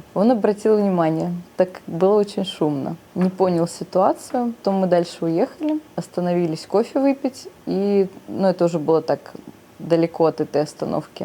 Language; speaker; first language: Russian; native; Russian